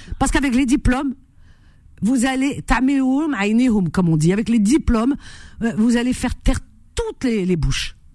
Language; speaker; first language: French; native; French